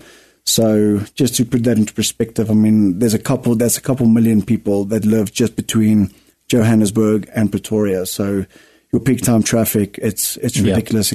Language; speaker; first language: English; non-native, local second language; Afrikaans